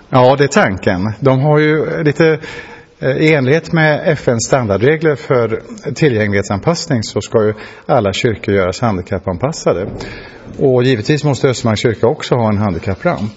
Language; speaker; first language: Swedish; native; Swedish